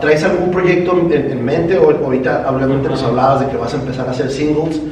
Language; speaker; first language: Spanish; native; Spanish